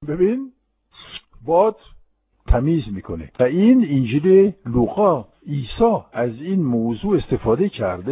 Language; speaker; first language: Persian; non-native, fluent; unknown